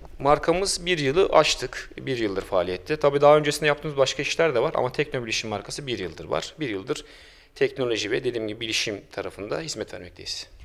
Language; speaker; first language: Turkish; early bilingual, heritage; Turkish